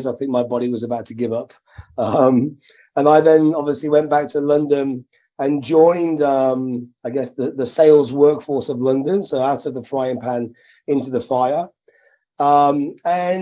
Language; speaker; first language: English; native; English